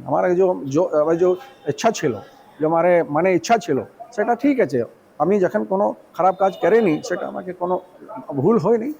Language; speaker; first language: Bangla; non-native, local second language; Hindi